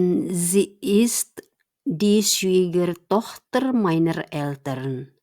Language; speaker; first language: German; non-native, fluent; Indonesian